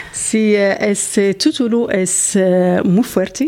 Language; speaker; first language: Spanish; non-native, learner; Arabic